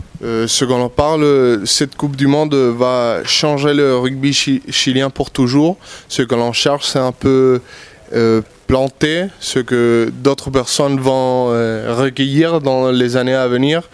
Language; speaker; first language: French; non-native, fluent; Spanish